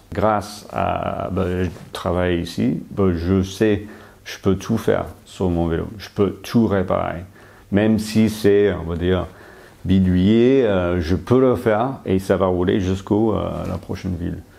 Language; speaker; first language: French; non-native, fluent; English